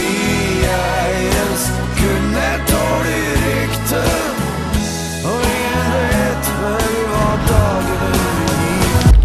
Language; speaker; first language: Norwegian; native; Norwegian